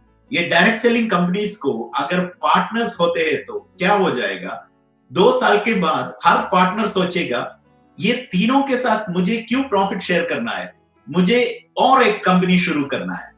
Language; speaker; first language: Hindi; non-native, local second language; Malayalam